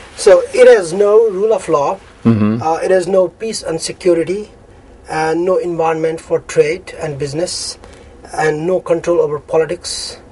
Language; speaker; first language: English; non-native, local second language; Nepali